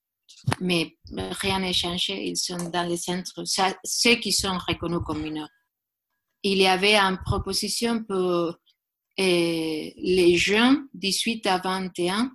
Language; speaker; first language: French; non-native, learner; Spanish